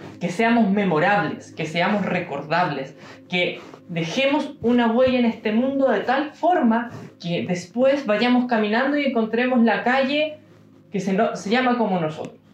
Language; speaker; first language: Spanish; native; Spanish